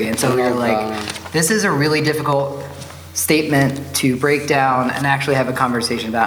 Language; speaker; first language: English; native; English